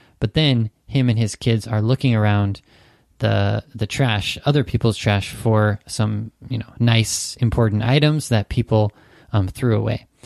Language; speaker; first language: English; native; English